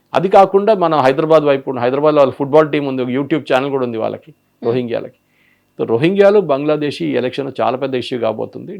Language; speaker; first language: Telugu; non-native, local second language; Malayalam